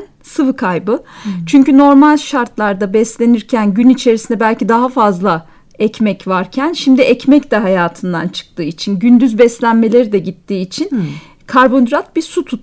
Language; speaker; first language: Turkish; native; Turkish